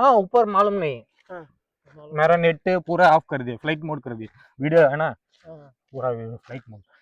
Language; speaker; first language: Hindi; non-native, local second language; Tamil